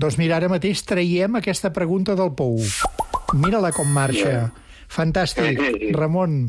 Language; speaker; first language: Catalan; native; Catalan